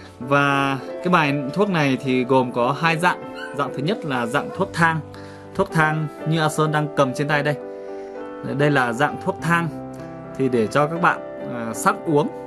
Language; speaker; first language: Vietnamese; non-native, local second language; Iu Mien